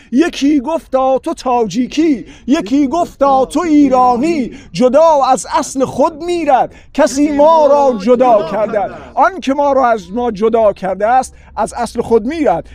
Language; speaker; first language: Persian; native; Persian